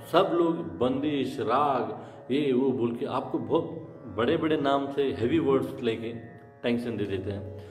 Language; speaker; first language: Hindi; non-native, local second language; Kannada